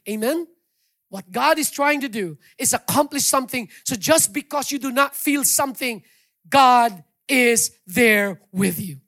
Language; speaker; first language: English; non-native, local second language; Hiligaynon